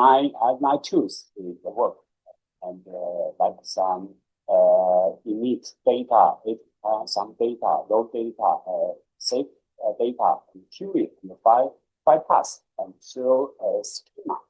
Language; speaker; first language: English; non-native, learner; Chinese